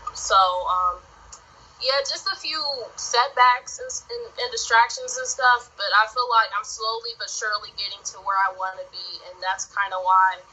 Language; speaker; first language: English; native; English